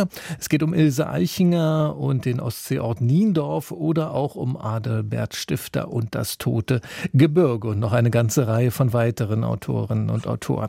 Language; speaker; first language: German; native; German